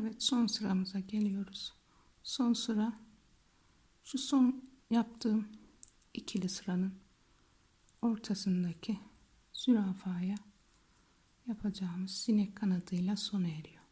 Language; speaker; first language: Turkish; native; Turkish